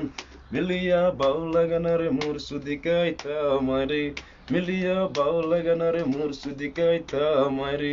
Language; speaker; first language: Bangla; non-native, fluent; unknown